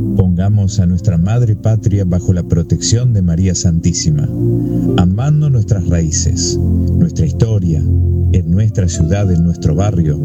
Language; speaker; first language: Spanish; native; Spanish